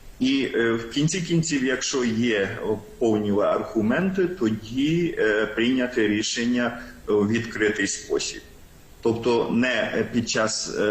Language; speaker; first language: Ukrainian; non-native, local second language; Hungarian